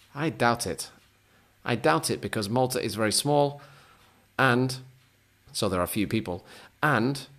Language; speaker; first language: English; native; English